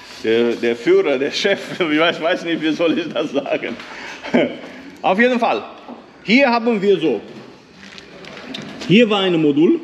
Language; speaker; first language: German; non-native, fluent; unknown